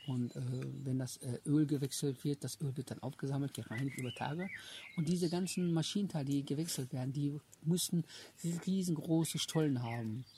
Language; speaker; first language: German; early bilingual, other home language; Turkish